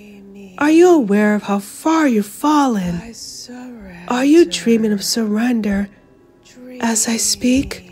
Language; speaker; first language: English; native; English